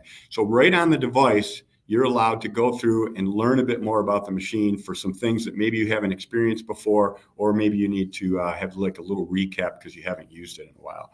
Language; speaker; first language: English; native; English